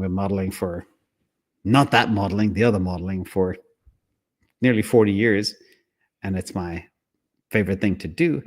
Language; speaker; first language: English; native; English